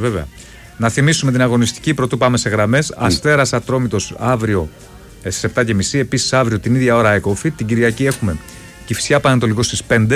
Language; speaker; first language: Greek; native; Greek